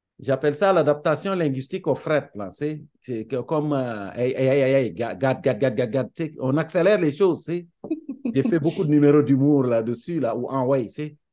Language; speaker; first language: French; non-native, local second language; Serer